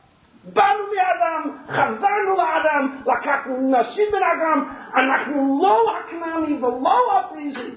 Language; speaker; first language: Hebrew; non-native, fluent; English